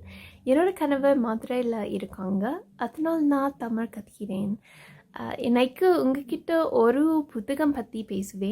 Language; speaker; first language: Tamil; non-native, learner; English